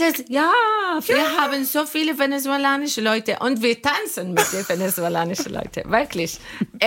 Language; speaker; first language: German; non-native, learner; Arabic